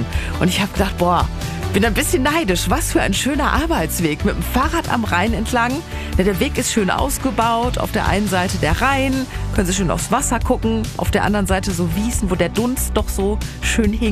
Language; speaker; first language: German; native; German